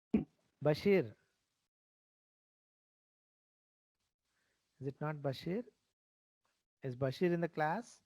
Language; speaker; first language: English; non-native, local second language; Telugu